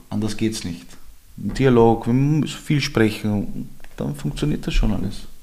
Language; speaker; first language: German; early bilingual, other home language; Georgian